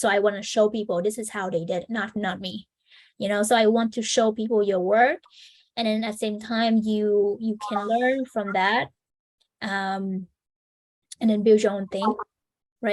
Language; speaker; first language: English; non-native, fluent; Vietnamese